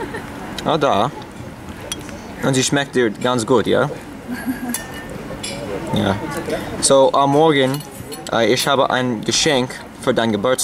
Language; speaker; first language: German; non-native, learner; English